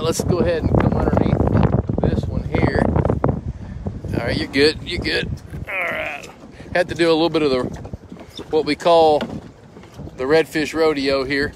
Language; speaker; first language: English; native; English